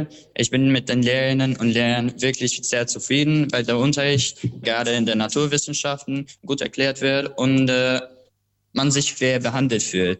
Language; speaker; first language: German; non-native, fluent; Albanian